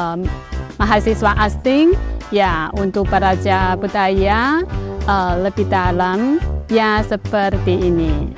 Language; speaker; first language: Indonesian; non-native, learner; Chinese